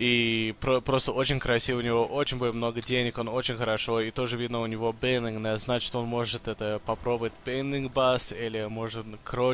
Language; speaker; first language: Russian; early bilingual, heritage; Russian